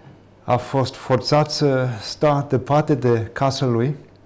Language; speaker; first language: Romanian; non-native, fluent; English